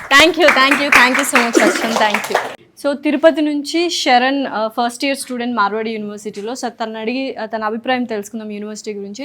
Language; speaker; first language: Telugu; native; Telugu